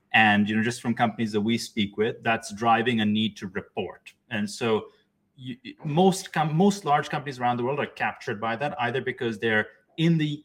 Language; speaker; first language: English; non-native, local second language; Urdu